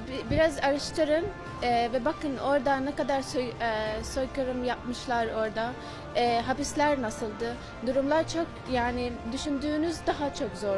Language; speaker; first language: Turkish; non-native, learner; Arabic